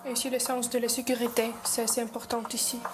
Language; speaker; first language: French; non-native, learner; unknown